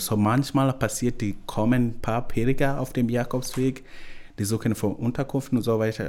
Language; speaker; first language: German; non-native, learner; Swahili